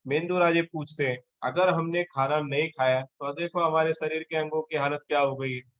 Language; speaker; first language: Hindi; non-native, local second language; Marathi